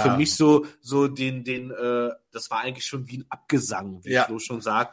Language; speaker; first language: German; native; German